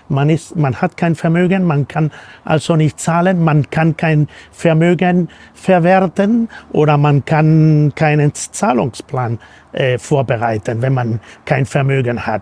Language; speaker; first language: German; non-native, fluent; Spanish